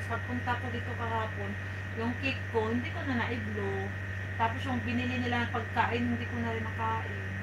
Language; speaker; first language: Filipino; native; Filipino